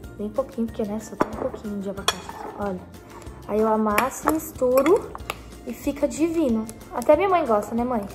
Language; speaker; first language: Portuguese; native; Portuguese